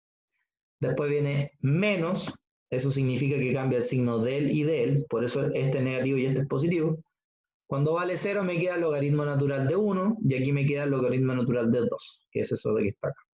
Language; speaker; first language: Spanish; native; Spanish